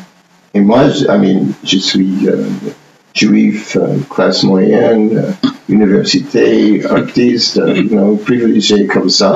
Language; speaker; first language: French; non-native, fluent; English